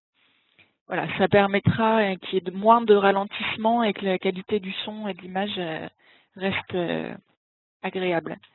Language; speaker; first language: French; native; French